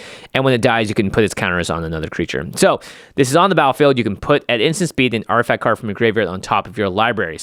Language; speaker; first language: English; native; English